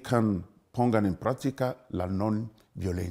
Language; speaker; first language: Spanish; non-native, fluent; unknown